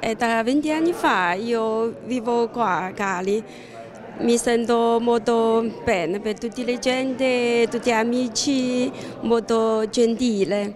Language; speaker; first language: Italian; non-native, learner; Chinese